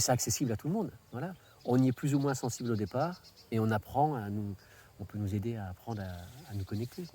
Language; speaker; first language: French; native; French